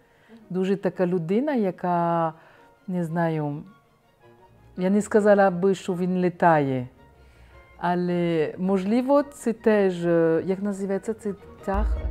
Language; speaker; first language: Ukrainian; non-native, fluent; French